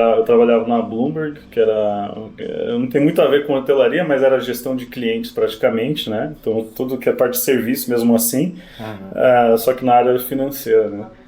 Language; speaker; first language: Portuguese; early bilingual, other home language; Spanish